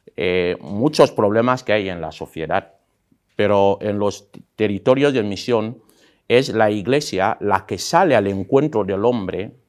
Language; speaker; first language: Spanish; non-native, local second language; Fang